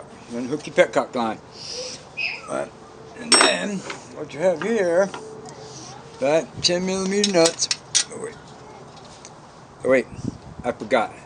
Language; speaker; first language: English; native; English